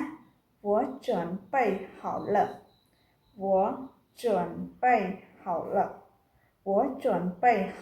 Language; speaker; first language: Chinese; non-native, fluent; Khmer